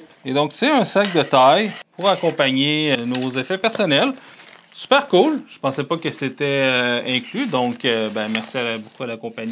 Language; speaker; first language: French; native; French